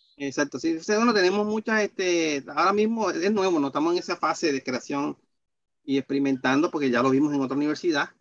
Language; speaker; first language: Spanish; native; Spanish